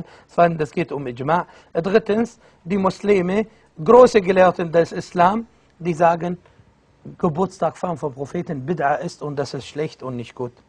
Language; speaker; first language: German; non-native, fluent; Arabic